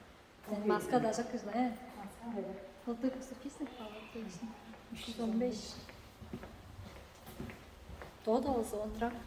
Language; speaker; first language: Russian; non-native, local second language; Tuvinian